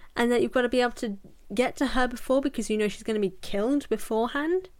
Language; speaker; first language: English; native; English